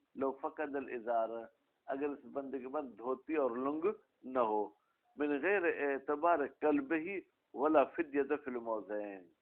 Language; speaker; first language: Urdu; non-native, local second language; Sindhi